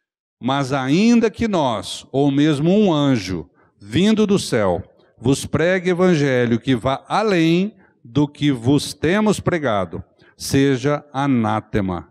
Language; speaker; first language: Portuguese; native; Portuguese